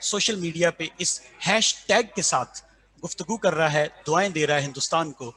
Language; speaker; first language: Hindi; non-native, local second language; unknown